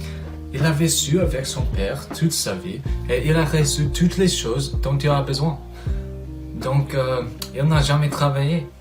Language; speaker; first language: French; non-native, fluent; English